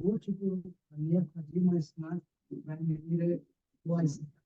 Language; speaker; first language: Russian; non-native, fluent; Hindi